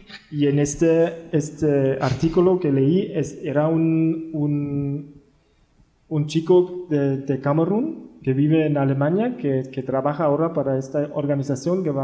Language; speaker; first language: Spanish; non-native, learner; German